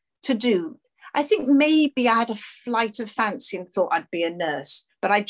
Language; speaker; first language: English; native; English